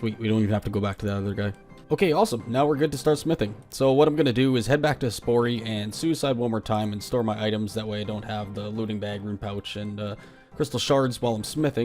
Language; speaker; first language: English; native; English